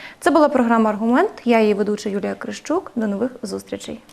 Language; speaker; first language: Ukrainian; native; Ukrainian